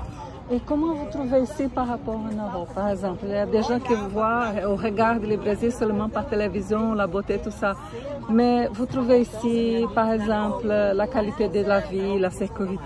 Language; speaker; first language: French; non-native, fluent; Portuguese